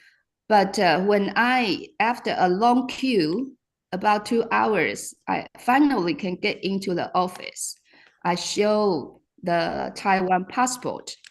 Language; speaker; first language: English; non-native, fluent; Chinese